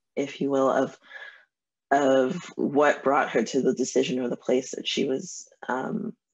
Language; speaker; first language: English; native; English